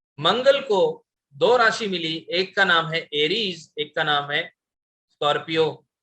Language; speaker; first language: Hindi; non-native, local second language; Bangla